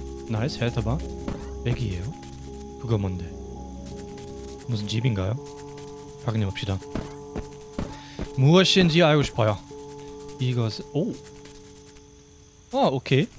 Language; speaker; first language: Korean; non-native, fluent; German